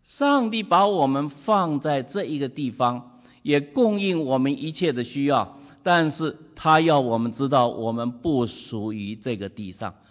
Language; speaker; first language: Chinese; native; Chinese